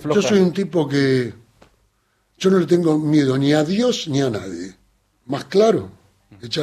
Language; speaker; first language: Spanish; native; Spanish